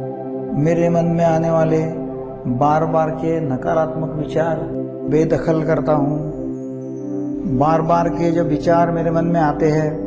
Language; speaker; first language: Hindi; non-native, local second language; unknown